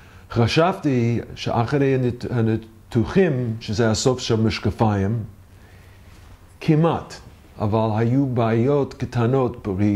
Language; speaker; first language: Hebrew; non-native, learner; English